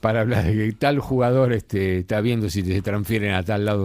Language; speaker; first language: Spanish; native; Spanish